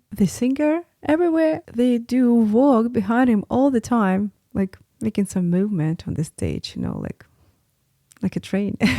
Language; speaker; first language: English; non-native, fluent; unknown